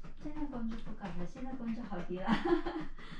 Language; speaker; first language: Chinese; native; Chinese